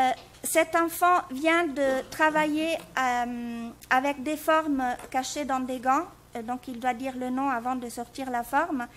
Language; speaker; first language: French; native; French